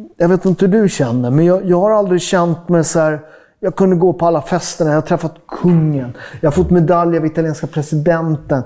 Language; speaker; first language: Swedish; native; Swedish